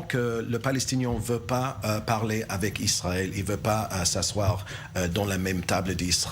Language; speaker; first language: French; non-native, learner; English